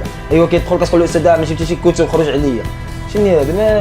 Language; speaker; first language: Arabic; native; Arabic